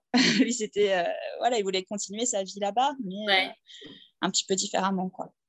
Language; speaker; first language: French; native; French